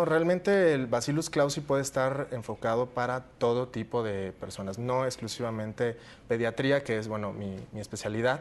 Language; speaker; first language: Spanish; native; Spanish